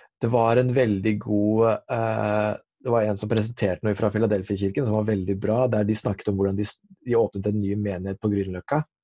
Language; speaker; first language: Norwegian; native; Norwegian